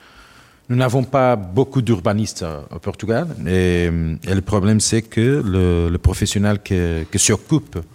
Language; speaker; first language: French; non-native, learner; Portuguese